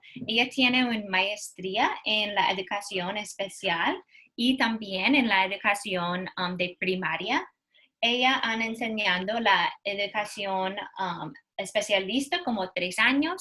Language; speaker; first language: Spanish; non-native, learner; English